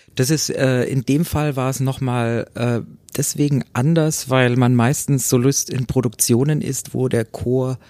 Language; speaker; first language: German; native; German